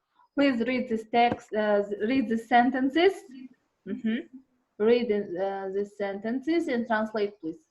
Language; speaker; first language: English; non-native, learner; Kazakh